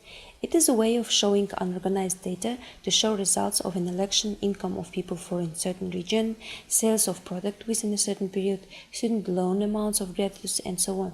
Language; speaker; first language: English; non-native, fluent; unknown